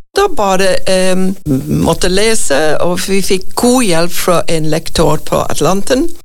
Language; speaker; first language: Norwegian; non-native, fluent; English